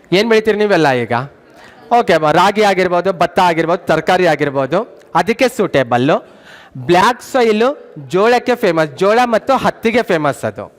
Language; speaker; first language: Kannada; native; Kannada